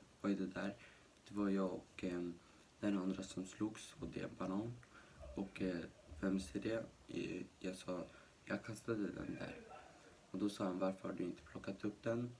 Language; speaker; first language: Swedish; early bilingual, other home language; Somali